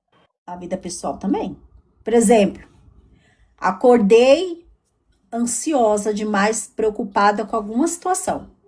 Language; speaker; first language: Portuguese; native; Portuguese